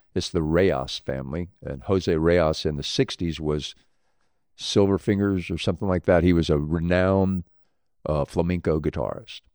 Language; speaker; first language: English; native; English